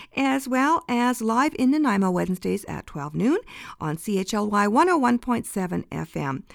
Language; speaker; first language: English; early bilingual, other home language; Ukrainian